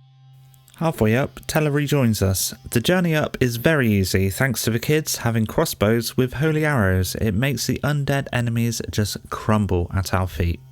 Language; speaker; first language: English; native; English